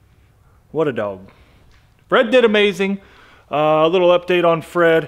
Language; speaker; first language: English; native; English